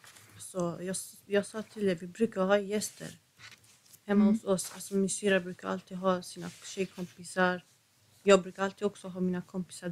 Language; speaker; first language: Swedish; non-native, fluent; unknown